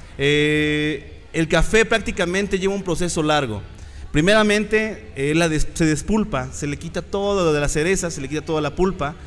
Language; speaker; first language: Spanish; native; Spanish